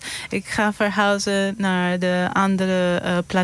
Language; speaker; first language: Dutch; non-native, learner; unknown